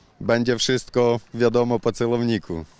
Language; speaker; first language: Polish; non-native, learner; Ukrainian